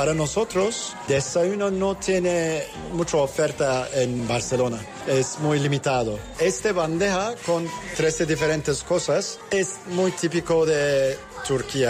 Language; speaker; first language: Spanish; non-native, learner; Turkish